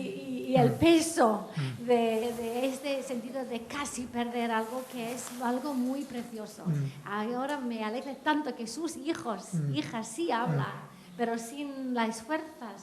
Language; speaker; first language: Spanish; non-native, fluent; Welsh